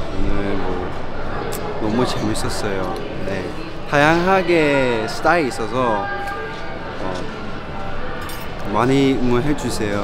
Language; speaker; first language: Korean; non-native, fluent; Cantonese